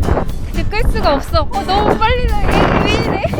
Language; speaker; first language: Korean; native; Korean